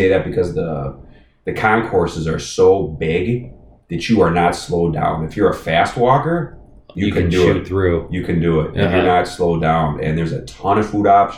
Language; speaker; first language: English; native; English